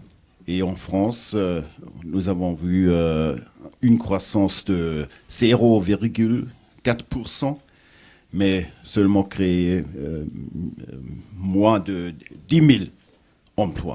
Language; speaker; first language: French; non-native, learner; German